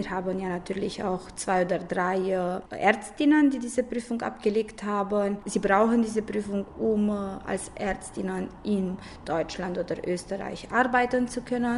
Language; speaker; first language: German; non-native, fluent; Romanian